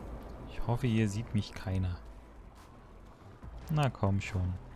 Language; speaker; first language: German; native; German